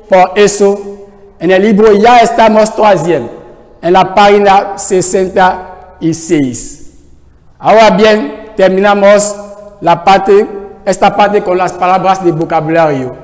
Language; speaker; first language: Spanish; non-native, fluent; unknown